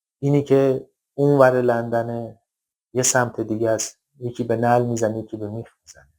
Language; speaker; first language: Persian; native; Persian